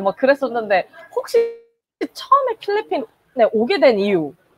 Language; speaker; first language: Korean; native; Korean